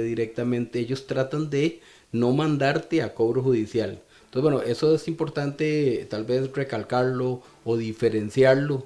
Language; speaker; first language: Spanish; native; Spanish